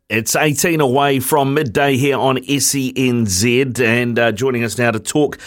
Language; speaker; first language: English; native; English